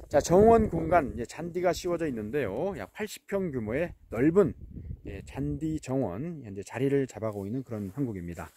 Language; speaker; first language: Korean; native; Korean